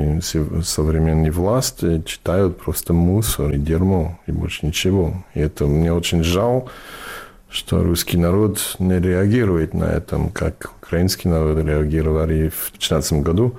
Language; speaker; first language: Russian; non-native, fluent; English